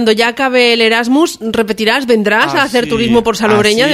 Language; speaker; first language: Spanish; native; Spanish